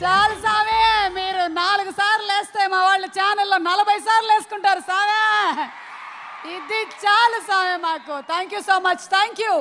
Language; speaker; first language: Telugu; native; Telugu